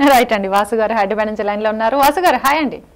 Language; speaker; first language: Telugu; native; Telugu